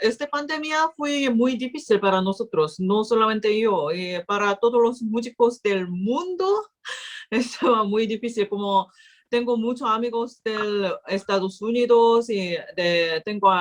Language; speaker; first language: Spanish; non-native, learner; Korean